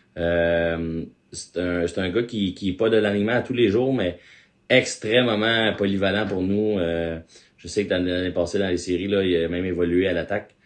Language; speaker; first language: French; native; French